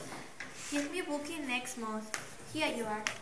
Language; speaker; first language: English; non-native, learner; Spanish